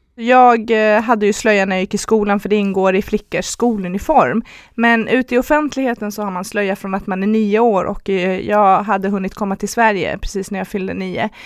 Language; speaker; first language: Swedish; early bilingual, other home language; Persian